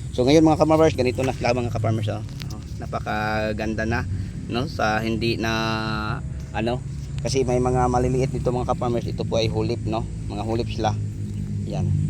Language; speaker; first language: Filipino; non-native, local second language; Cebuano